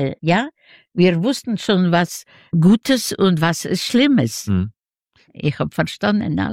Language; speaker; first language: German; non-native, learner; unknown